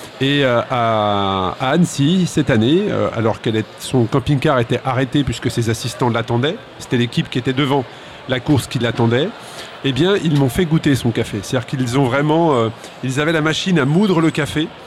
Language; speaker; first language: French; native; French